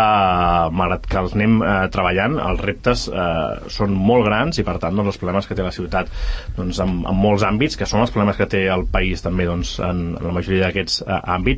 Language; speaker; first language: Catalan; native; Catalan